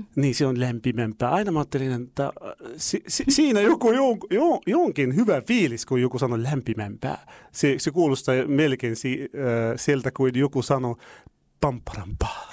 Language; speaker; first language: Finnish; non-native, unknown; Arabic